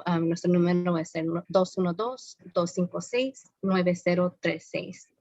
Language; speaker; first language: Spanish; early bilingual, heritage; Spanish